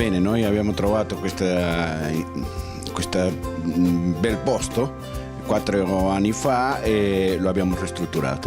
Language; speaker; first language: Italian; non-native, fluent; Spanish